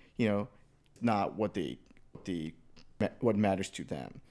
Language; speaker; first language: English; early bilingual, other home language; Burmese